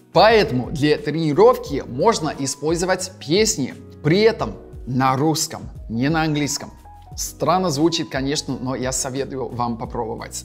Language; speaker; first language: Russian; non-native, fluent; English